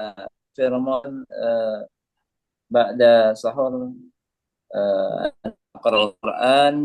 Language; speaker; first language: Arabic; non-native, learner; Indonesian